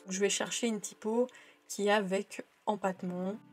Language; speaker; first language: French; native; French